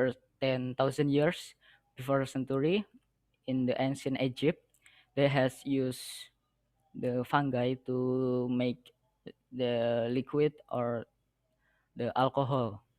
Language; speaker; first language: English; non-native, learner; Indonesian